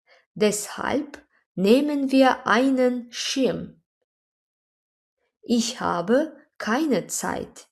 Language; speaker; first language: German; non-native, fluent; Azerbaijani